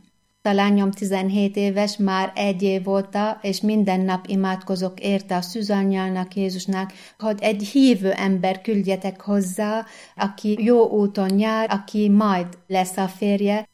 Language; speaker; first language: Hungarian; non-native, fluent; Arabic